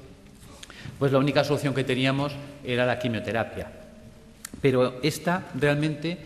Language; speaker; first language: Spanish; native; Spanish